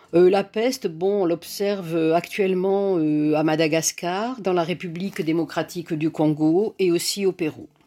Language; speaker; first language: French; native; French